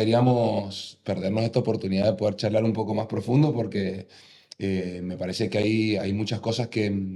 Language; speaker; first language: Spanish; native; Spanish